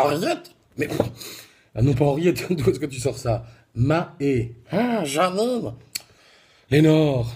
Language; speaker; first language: French; native; French